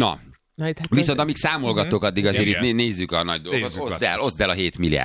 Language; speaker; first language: Hungarian; native; Hungarian